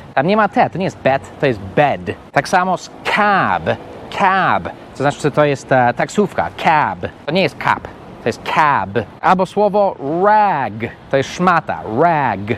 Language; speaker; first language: Polish; non-native, fluent; English